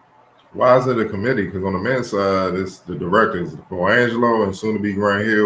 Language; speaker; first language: English; native; English